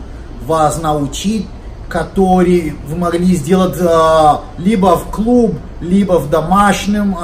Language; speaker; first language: Russian; non-native, learner; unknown